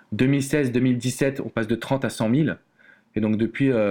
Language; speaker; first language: French; native; French